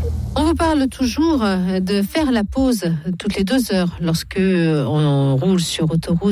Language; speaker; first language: French; native; French